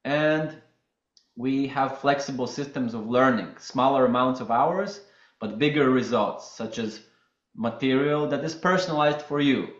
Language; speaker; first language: English; non-native, fluent; Latvian